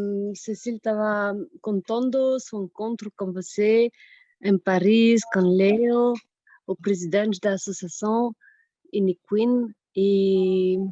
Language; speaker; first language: Portuguese; non-native, fluent; French